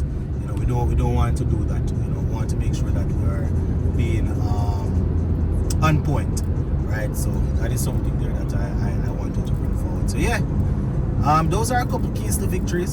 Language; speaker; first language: English; native; English